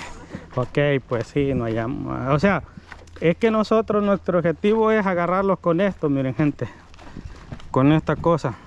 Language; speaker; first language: Spanish; native; Spanish